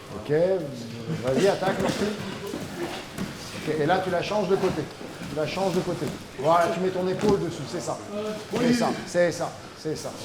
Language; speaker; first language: French; native; French